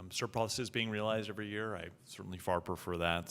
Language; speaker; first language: English; native; English